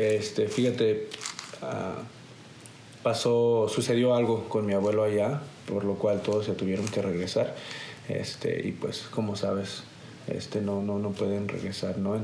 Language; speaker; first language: Spanish; early bilingual, heritage; Spanish